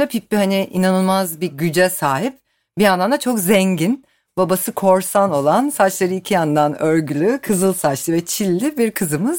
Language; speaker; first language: Turkish; native; Turkish